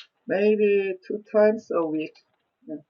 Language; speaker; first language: English; non-native, learner; Korean